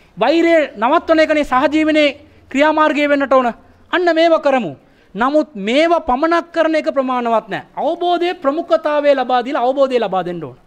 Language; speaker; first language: Sinhala; non-native, local second language; Tamil